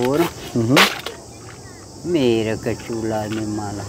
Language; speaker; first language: Spanish; native; Spanish